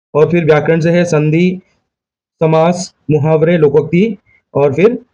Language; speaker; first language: Hindi; non-native, local second language; Assamese